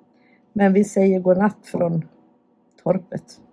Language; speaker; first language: Swedish; native; Swedish